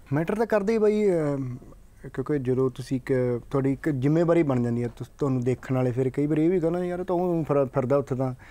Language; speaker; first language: Punjabi; native; Punjabi